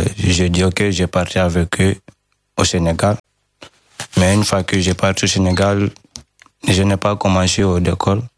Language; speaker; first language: French; non-native, learner; Fula